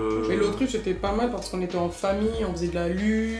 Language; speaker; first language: French; native; French